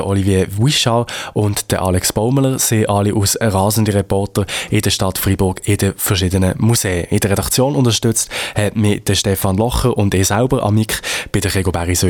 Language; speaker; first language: German; native; German